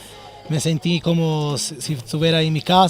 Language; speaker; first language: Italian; non-native, learner; Portuguese